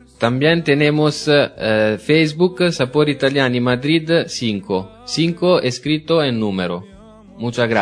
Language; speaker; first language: Spanish; non-native, learner; Italian